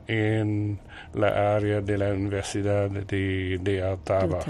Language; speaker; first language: Spanish; non-native, learner; French